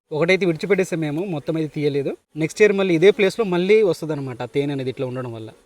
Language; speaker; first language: Telugu; non-native, local second language; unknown